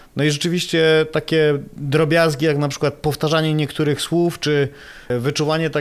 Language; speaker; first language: Polish; native; Polish